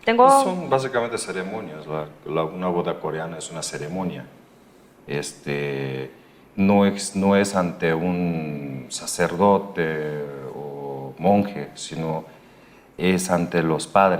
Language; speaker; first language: Spanish; early bilingual, other home language; Korean